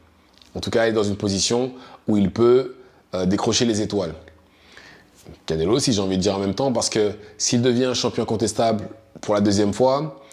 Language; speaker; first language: French; native; French